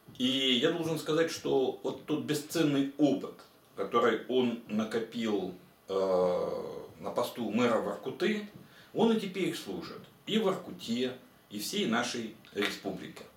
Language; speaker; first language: Russian; native; Russian